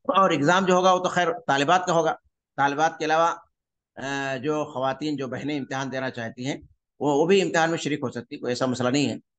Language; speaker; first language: Urdu; native; Urdu